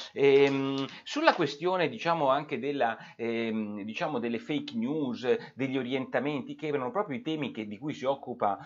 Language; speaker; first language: Italian; native; Italian